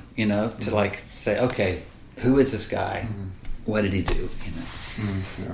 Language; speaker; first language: English; early bilingual, other home language; Swiss German